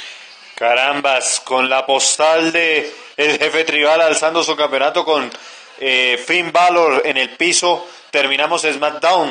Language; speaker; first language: Spanish; native; Spanish